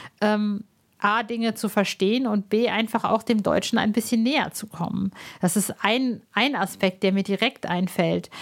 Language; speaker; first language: German; early bilingual, other home language; Arabic